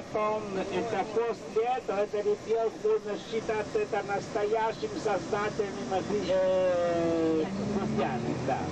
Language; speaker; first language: Russian; non-native, fluent; Italian